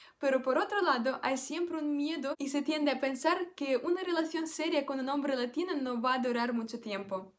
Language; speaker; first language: Spanish; non-native, fluent; Russian